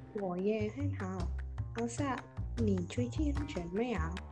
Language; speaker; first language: Chinese; non-native, learner; Indonesian